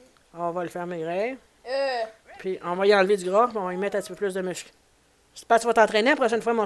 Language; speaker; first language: French; native; French